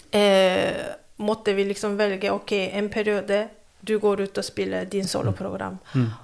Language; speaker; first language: Norwegian; non-native, fluent; Korean